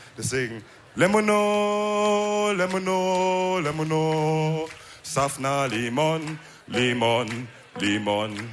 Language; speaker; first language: German; early bilingual, other home language; Wolof